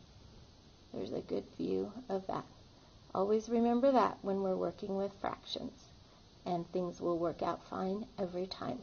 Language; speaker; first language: English; native; English